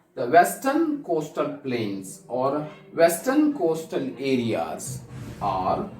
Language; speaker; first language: English; non-native, local second language; Kannada